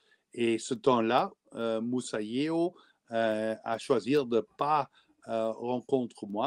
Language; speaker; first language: French; non-native, learner; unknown